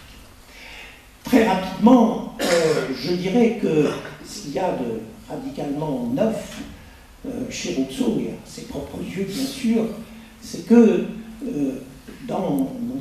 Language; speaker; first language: French; native; French